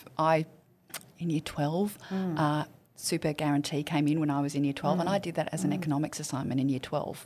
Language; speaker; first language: English; native; English